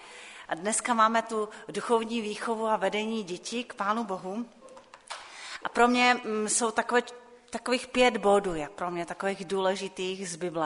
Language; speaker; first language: Czech; non-native, local second language; Polish